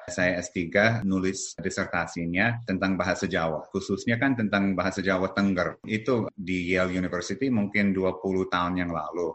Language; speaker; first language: Indonesian; non-native, fluent; English